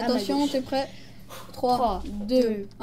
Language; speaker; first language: French; native; French